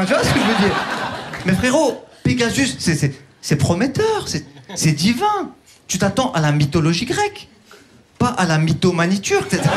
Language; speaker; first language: French; early bilingual, other home language; Turkish